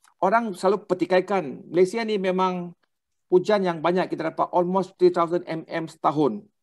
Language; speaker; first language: Malay; non-native, local second language; Thai